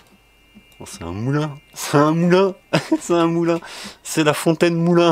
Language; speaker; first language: French; native; French